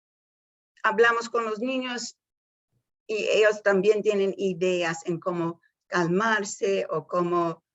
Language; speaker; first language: Spanish; early bilingual, heritage; Spanish